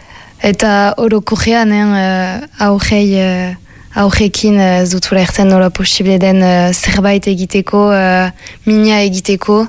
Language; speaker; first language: Basque; non-native, local second language; French